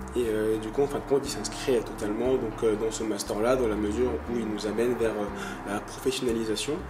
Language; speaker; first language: French; native; French